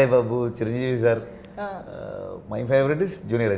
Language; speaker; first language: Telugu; non-native, learner; Kannada